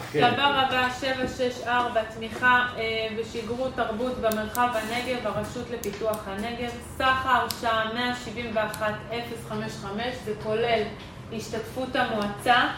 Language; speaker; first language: Hebrew; non-native, local second language; Arabic